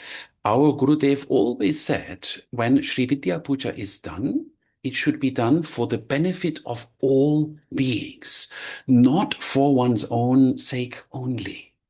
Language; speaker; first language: English; non-native, fluent; German